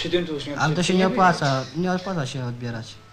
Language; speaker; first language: Polish; native; Polish